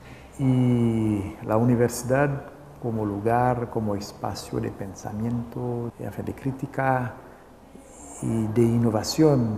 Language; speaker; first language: Spanish; non-native, local second language; Haitian Creole